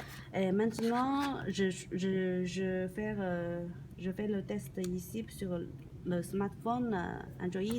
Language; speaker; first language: French; non-native, learner; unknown